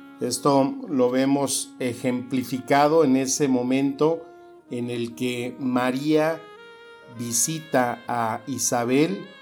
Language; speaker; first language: Spanish; native; Spanish